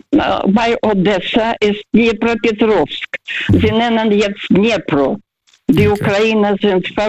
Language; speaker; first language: German; non-native, fluent; Russian